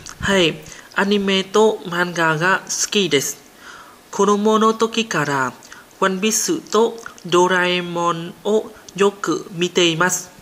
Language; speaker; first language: Japanese; non-native, learner; Vietnamese